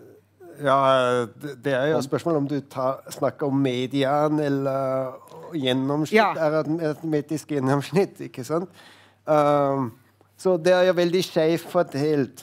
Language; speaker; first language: Norwegian; non-native, fluent; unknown